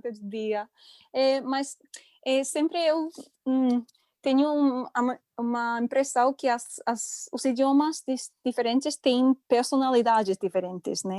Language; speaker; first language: Portuguese; non-native, fluent; English